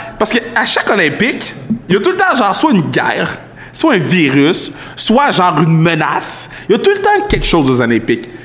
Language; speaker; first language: French; native; French